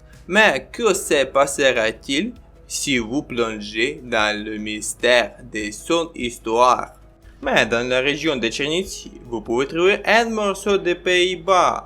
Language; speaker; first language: French; non-native, learner; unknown